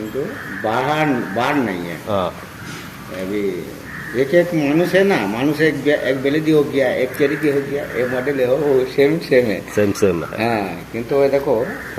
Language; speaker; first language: Hindi; non-native, local second language; Bangla